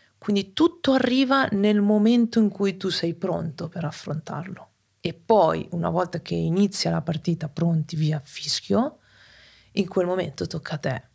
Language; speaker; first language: Italian; native; Italian